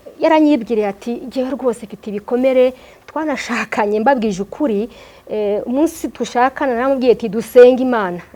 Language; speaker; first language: Kinyarwanda; early bilingual, heritage; Kinyarwanda